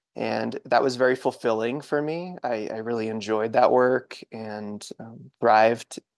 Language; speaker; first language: English; native; English